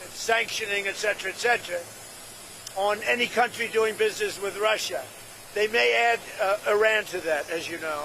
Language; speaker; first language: English; native; English